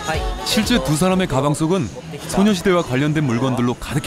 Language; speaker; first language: Korean; native; Korean